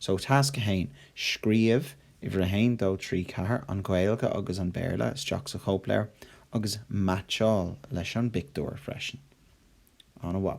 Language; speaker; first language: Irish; non-native, local second language; English